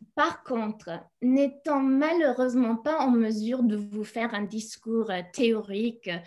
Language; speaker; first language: French; non-native, fluent; English